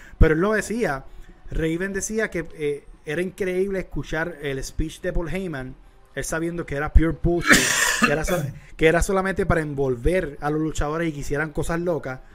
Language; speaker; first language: Spanish; native; Spanish